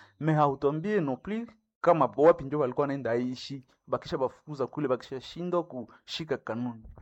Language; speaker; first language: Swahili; non-native, local second language; Nande